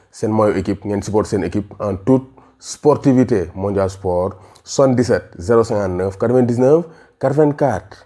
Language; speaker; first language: French; non-native, local second language; Wolof